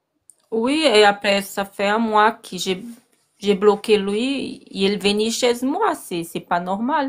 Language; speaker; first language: French; non-native, learner; Portuguese